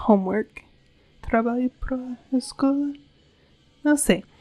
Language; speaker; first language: Portuguese; non-native, learner; English